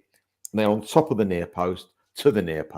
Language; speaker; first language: English; native; English